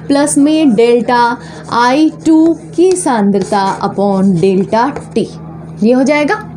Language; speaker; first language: Hindi; native; Hindi